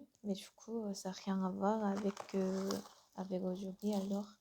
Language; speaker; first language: French; non-native, learner; Korean